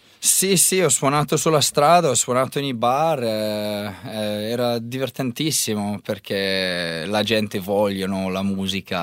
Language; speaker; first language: Italian; non-native, learner; English